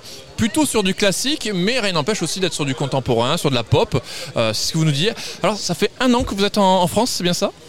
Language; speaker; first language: French; native; French